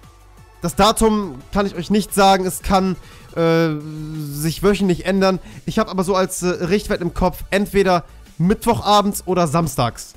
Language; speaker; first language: German; native; German